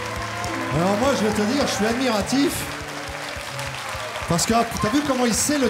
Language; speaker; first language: French; native; French